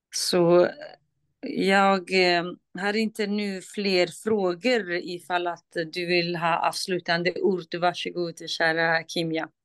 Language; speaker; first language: Swedish; non-native, fluent; Kurdish